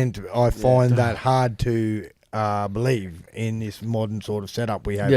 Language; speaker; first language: English; native; English